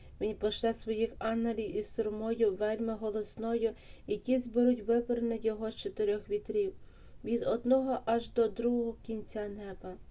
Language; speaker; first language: Ukrainian; native; Ukrainian